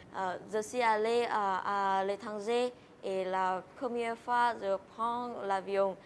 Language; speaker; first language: French; non-native, learner; Vietnamese